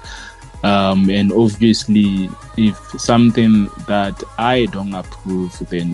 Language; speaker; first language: English; non-native, local second language; Northern Sotho